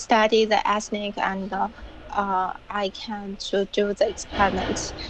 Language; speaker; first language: English; non-native, learner; Chinese